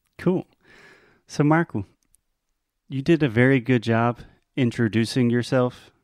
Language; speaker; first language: English; non-native, fluent; Portuguese